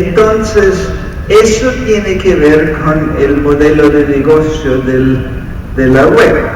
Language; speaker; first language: Spanish; non-native, fluent; English